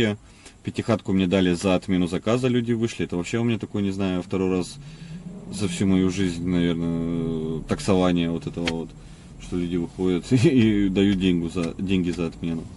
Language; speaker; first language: Russian; native; Russian